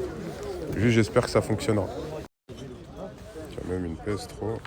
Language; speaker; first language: French; native; French